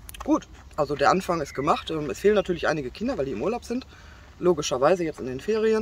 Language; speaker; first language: German; native; German